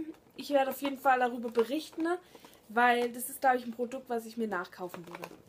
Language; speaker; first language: German; native; German